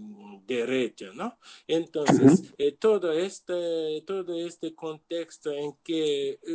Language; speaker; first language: Spanish; non-native, learner; Japanese